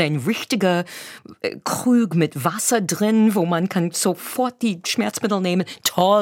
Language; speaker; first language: German; non-native, fluent; English